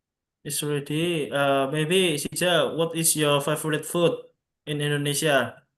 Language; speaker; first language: English; non-native, local second language; Javanese